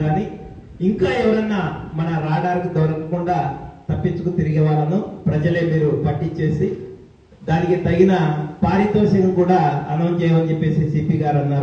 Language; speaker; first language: Telugu; native; Telugu